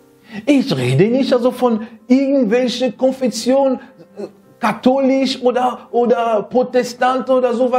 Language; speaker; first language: German; non-native, fluent; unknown